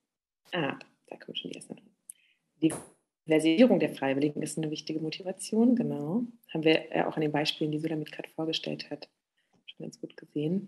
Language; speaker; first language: German; native; German